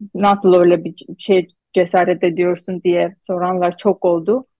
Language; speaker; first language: Turkish; non-native, fluent; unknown